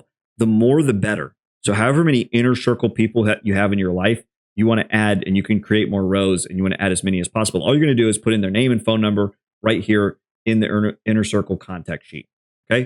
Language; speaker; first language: English; native; English